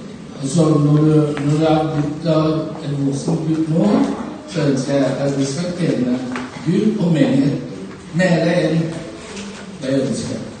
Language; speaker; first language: Norwegian; non-native, fluent; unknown